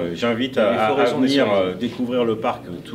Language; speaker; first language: French; native; French